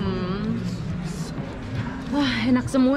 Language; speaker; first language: Indonesian; early bilingual, heritage; Indonesian